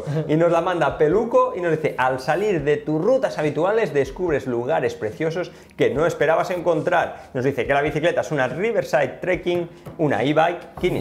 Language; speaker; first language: Spanish; native; Spanish